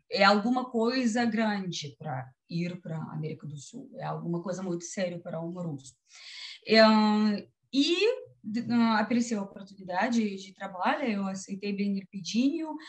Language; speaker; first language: Portuguese; non-native, learner; Russian